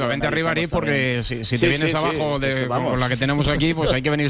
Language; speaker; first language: Spanish; native; Spanish